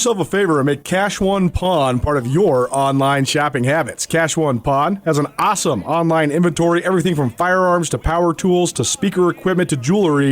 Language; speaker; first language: English; native; English